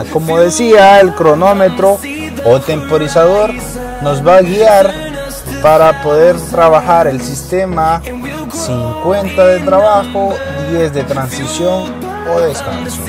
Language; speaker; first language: Spanish; native; Spanish